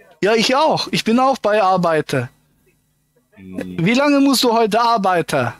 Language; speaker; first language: German; native; German